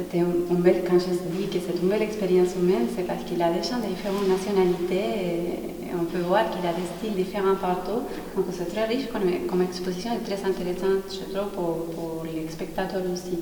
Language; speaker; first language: French; non-native, fluent; Spanish